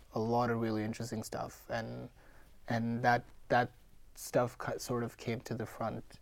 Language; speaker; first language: English; non-native, local second language; Gujarati